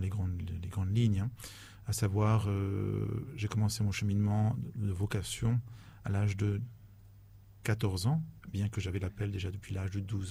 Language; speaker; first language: French; native; French